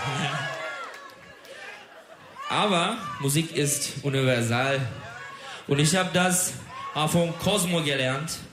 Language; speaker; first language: German; non-native, learner; Turkish